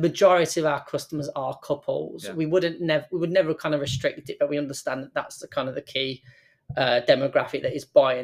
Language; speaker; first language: English; native; English